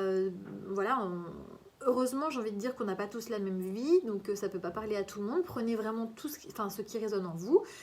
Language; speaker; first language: French; native; French